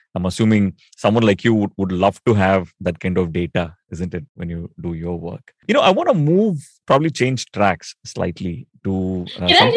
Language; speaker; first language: English; non-native, local second language; Tamil